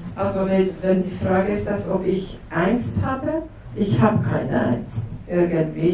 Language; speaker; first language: German; non-native, fluent; Persian